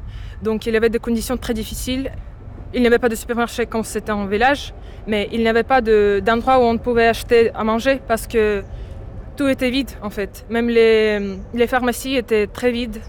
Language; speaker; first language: French; non-native, fluent; Ukrainian